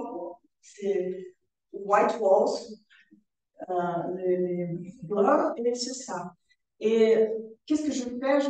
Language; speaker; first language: French; non-native, learner; Portuguese